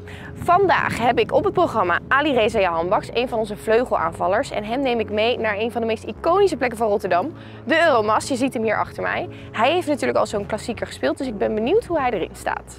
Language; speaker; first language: Dutch; native; Dutch